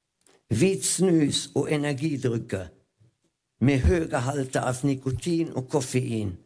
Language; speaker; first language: Swedish; non-native, fluent; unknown